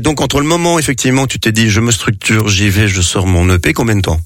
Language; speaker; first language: French; native; French